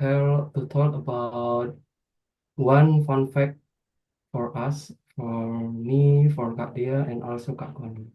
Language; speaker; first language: English; non-native, fluent; Indonesian